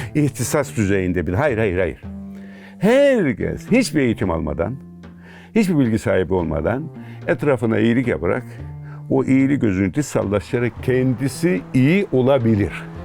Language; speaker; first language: Turkish; native; Turkish